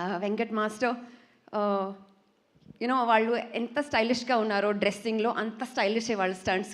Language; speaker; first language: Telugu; non-native, fluent; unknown